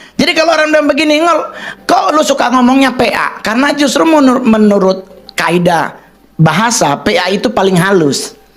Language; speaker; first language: Indonesian; native; Indonesian